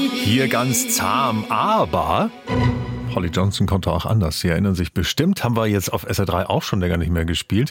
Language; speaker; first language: German; native; German